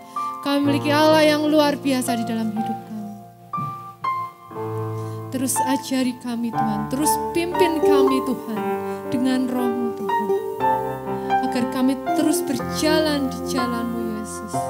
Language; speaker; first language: Indonesian; native; Indonesian